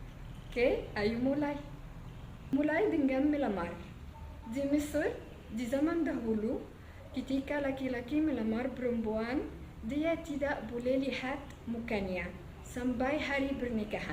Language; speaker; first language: Indonesian; non-native, fluent; Arabic